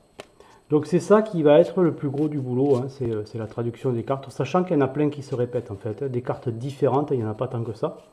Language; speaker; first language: French; native; French